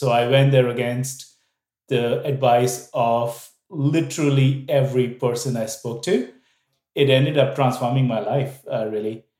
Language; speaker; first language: English; non-native, local second language; Hindi